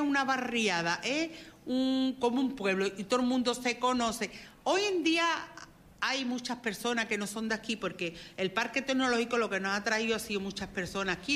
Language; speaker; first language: Spanish; native; Spanish